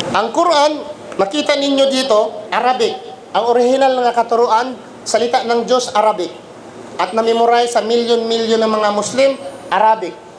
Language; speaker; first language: Filipino; non-native, local second language; Cebuano